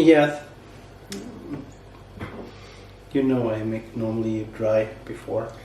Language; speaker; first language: English; non-native, learner; German